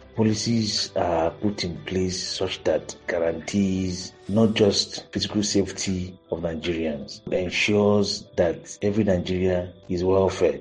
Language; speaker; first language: English; non-native, local second language; Igbo